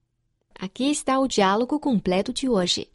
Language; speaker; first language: Portuguese; non-native, fluent; Chinese